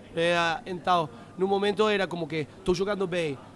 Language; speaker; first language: Portuguese; non-native, learner; Spanish